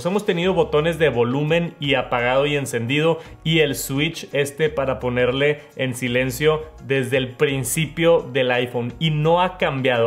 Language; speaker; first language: Spanish; native; Spanish